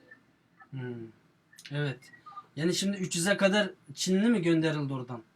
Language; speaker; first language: Turkish; non-native, fluent; Uyghur